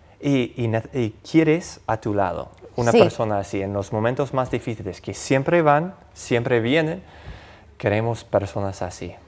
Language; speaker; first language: Spanish; non-native, fluent; English